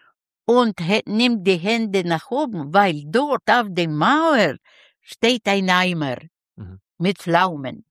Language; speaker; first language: German; non-native, learner; Russian